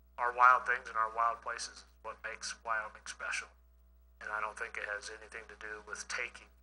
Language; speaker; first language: English; native; English